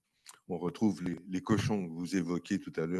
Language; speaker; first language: French; native; French